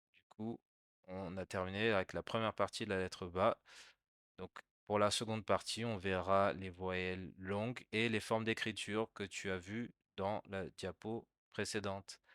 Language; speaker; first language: French; native; French